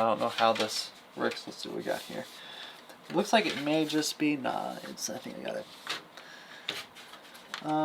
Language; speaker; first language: English; native; English